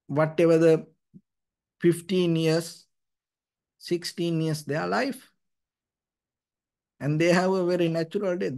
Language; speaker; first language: English; non-native, fluent; Sinhala